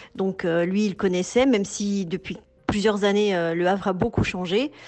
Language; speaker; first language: French; native; French